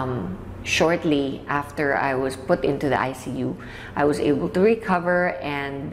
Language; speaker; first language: English; non-native, local second language; Filipino